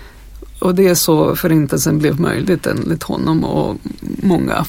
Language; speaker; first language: Swedish; non-native, fluent; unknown